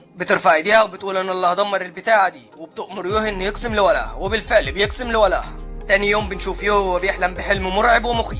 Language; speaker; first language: Arabic; native; Arabic